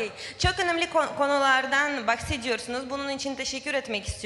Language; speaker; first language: Turkish; non-native, fluent; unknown